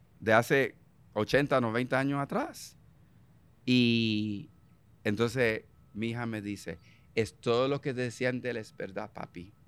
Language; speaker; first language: Spanish; early bilingual, heritage; Spanish